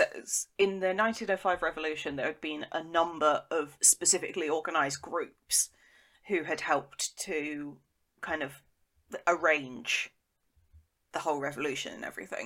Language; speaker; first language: English; native; English